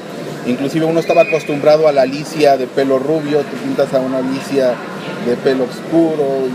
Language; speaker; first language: Spanish; native; Spanish